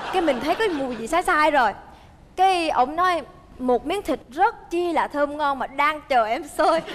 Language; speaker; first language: Vietnamese; early bilingual, heritage; Vietnamese